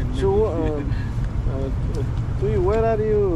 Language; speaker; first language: English; non-native, fluent; Nepali